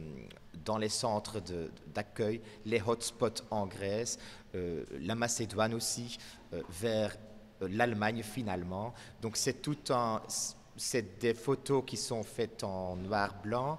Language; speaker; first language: French; non-native, local second language; Dutch